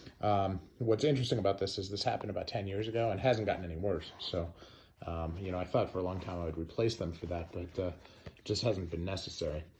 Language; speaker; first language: English; native; English